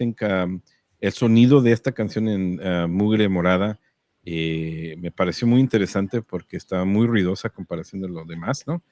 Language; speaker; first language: Spanish; early bilingual, heritage; Spanish